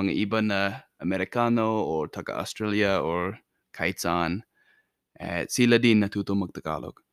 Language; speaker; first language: Filipino; non-native, fluent; English